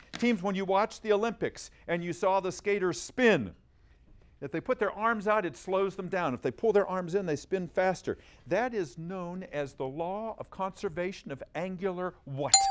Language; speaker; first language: English; native; English